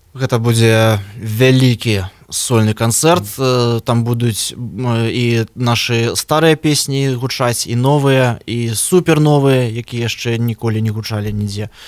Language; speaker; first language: Belarusian; non-native, local second language; Russian